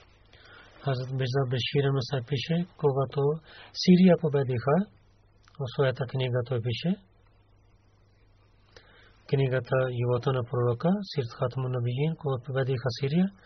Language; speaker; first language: Bulgarian; non-native, learner; Urdu